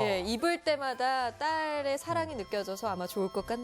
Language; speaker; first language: Korean; native; Korean